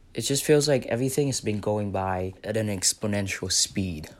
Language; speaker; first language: English; non-native, fluent; Vietnamese